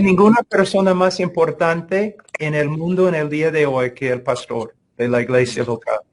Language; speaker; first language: Spanish; non-native, fluent; English